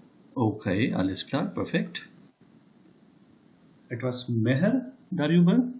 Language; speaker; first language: German; non-native, fluent; Hindi